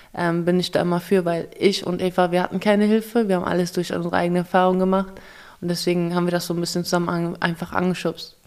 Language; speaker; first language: German; early bilingual, other home language; Russian